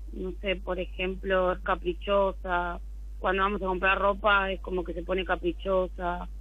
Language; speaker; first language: Spanish; native; Spanish